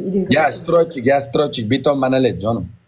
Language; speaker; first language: Russian; non-native, learner; Uzbek